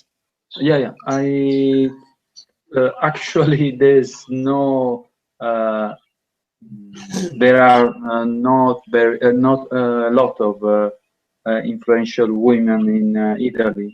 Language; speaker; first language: English; non-native, learner; Italian